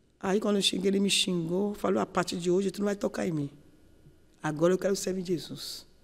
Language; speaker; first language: Portuguese; non-native, learner; Yoruba